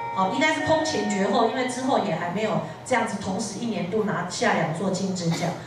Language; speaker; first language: Chinese; native; Chinese